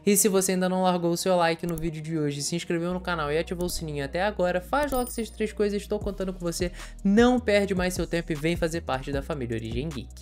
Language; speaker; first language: Portuguese; native; Portuguese